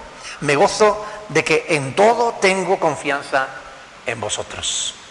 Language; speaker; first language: Spanish; native; Spanish